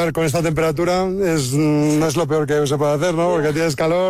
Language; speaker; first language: Spanish; native; Spanish